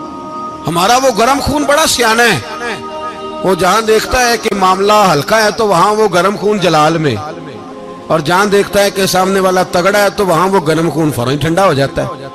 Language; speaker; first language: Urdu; non-native, local second language; Punjabi